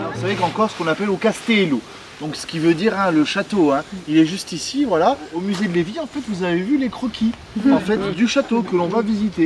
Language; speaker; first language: French; native; French